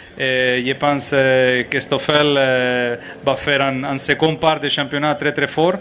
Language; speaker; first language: French; non-native, learner; Spanish